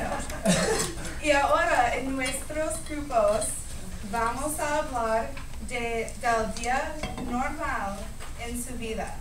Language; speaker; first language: Spanish; non-native, learner; English